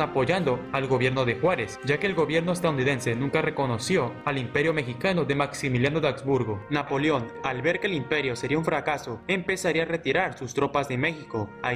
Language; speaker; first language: Spanish; native; Spanish